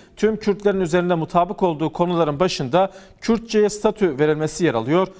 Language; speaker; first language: Turkish; non-native, local second language; Kurdish